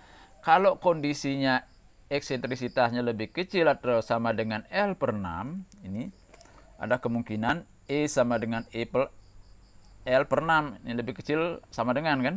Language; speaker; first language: Indonesian; native; Indonesian